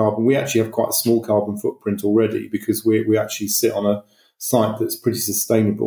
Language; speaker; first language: English; native; English